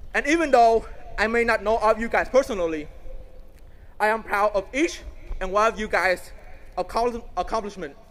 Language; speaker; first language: English; non-native, fluent; Vietnamese